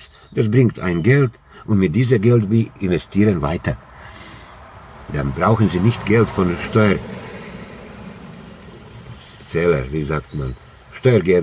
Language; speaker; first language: German; non-native, learner; Croatian